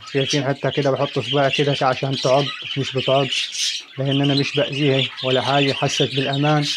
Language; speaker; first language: Arabic; native; Arabic